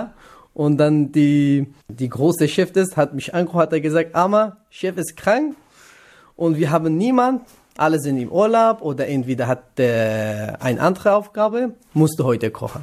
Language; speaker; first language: German; non-native, learner; Kurdish